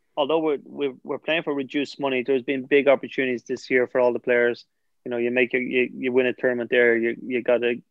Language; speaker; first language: English; native; English